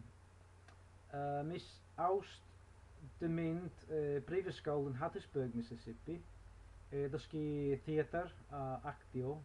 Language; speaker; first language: Welsh; non-native, learner; English